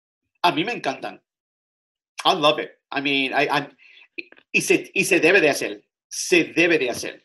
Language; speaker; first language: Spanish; early bilingual, other home language; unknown